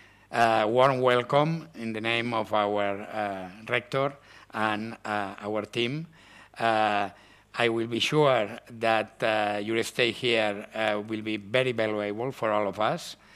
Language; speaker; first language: English; non-native, learner; Catalan